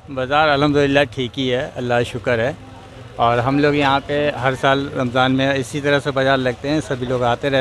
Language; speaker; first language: Hindi; native; Hindi